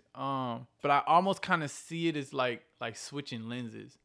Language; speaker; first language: English; native; English